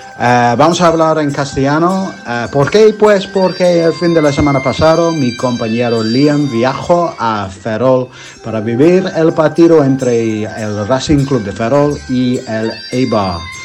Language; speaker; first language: Spanish; non-native, fluent; English